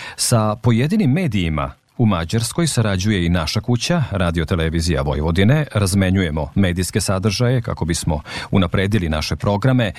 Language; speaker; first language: Serbian; native; Serbian